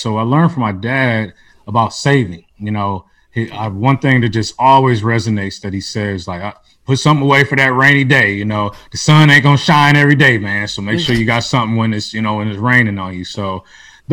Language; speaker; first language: English; native; English